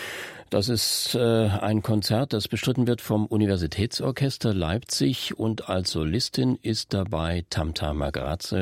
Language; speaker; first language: German; native; German